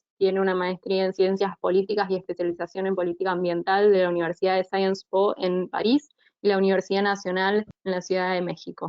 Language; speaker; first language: Spanish; native; Spanish